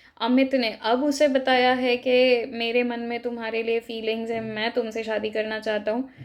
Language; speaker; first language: Hindi; native; Hindi